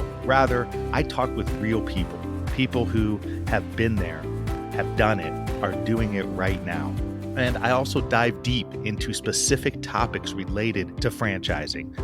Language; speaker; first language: English; native; English